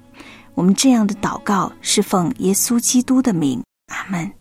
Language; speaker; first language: Chinese; native; Chinese